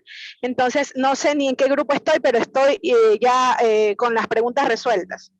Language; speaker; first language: Spanish; native; Spanish